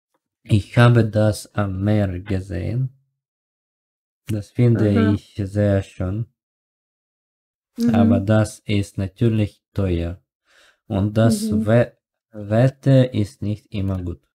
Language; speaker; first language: German; non-native, learner; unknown